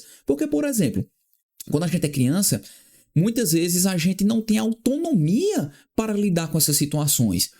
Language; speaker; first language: Portuguese; native; Portuguese